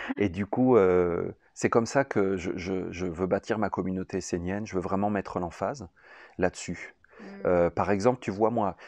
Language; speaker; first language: French; native; French